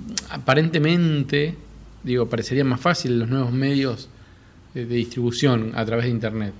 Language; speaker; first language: Spanish; native; Spanish